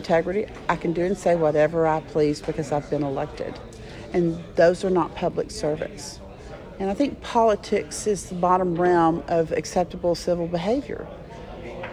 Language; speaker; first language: English; native; English